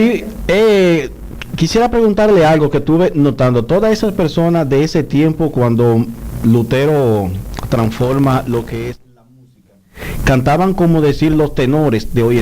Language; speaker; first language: Spanish; native; Spanish